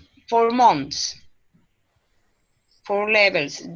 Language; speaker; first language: English; non-native, learner; Spanish